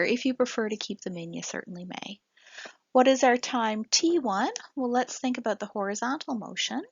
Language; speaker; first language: English; native; English